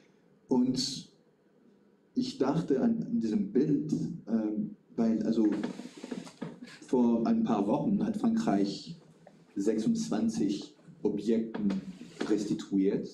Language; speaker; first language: German; non-native, fluent; French